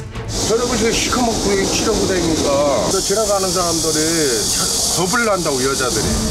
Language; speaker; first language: Korean; native; Korean